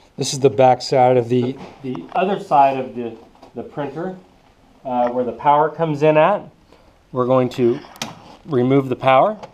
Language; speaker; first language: English; native; English